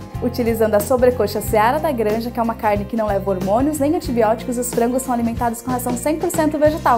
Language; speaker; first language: Portuguese; native; Portuguese